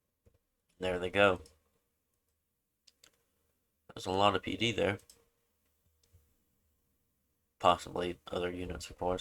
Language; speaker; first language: English; native; English